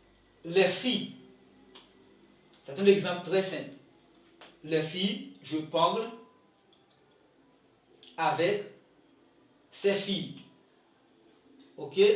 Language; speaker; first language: French; non-native, local second language; Haitian Creole